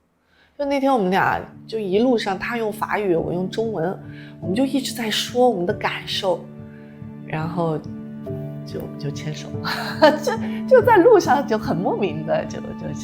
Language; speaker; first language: Chinese; native; Chinese